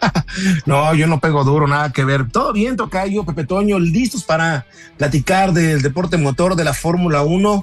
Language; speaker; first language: Spanish; native; Spanish